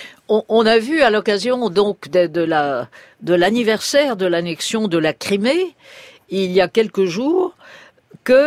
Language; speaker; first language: French; native; French